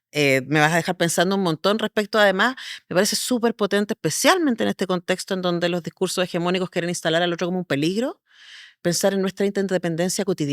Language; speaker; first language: Spanish; native; Spanish